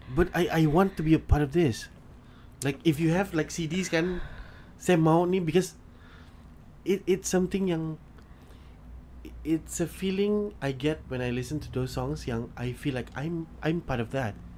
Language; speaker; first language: English; non-native, local second language; Malay